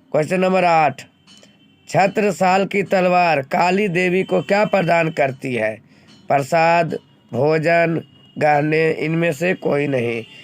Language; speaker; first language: Hindi; native; Hindi